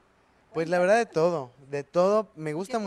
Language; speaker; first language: Spanish; native; Spanish